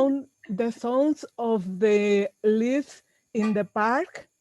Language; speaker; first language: English; non-native, learner; Spanish